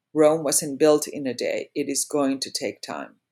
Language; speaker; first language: English; non-native, fluent; Spanish